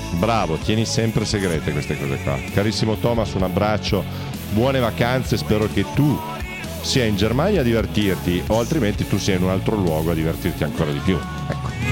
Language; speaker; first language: Italian; native; Italian